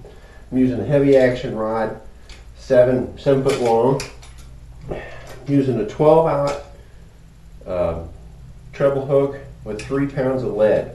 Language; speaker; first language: English; native; English